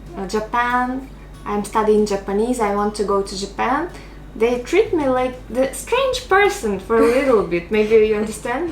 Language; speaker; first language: English; non-native, fluent; Russian